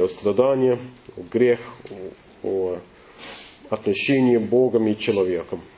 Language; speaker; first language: Russian; non-native, learner; English